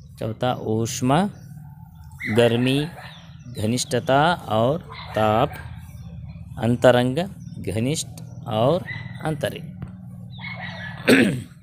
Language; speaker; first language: Hindi; non-native, local second language; Kannada